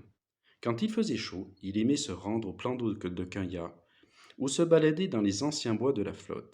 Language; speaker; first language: French; native; French